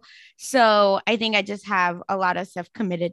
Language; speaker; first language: English; non-native, local second language; Marathi